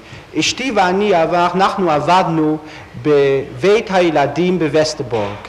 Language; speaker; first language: Hebrew; non-native, fluent; Dutch